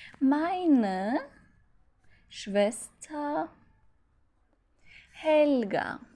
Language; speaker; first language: German; non-native, fluent; Turkish